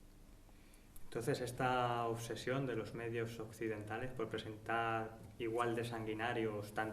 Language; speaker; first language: Spanish; native; Spanish